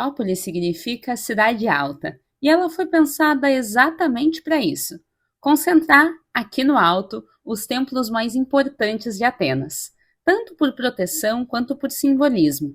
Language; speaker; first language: Portuguese; native; Portuguese